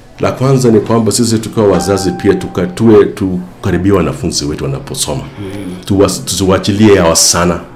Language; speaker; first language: Swahili; non-native, local second language; Kalenjin